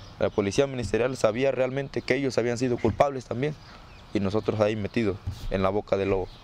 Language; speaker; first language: Spanish; native; Spanish